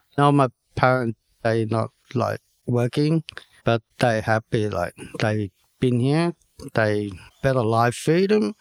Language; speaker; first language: English; non-native, learner; Vietnamese